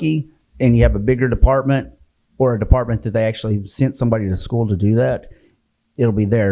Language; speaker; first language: English; native; English